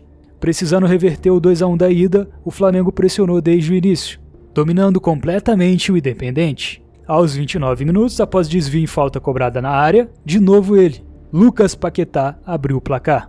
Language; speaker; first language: Portuguese; native; Portuguese